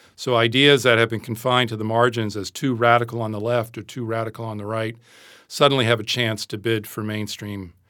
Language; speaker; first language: English; native; English